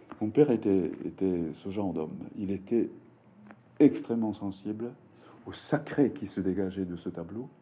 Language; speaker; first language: French; non-native, fluent; Japanese